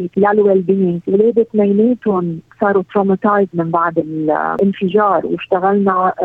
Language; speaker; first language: Arabic; native; Arabic